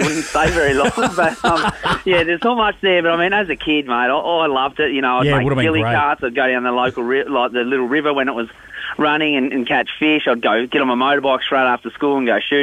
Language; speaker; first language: English; native; English